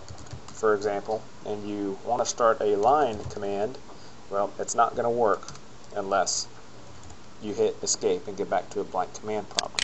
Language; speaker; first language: English; native; English